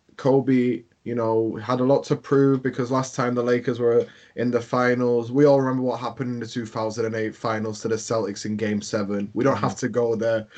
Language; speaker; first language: English; native; English